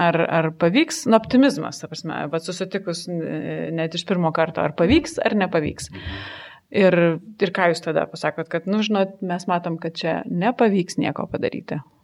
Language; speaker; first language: Lithuanian; native; Lithuanian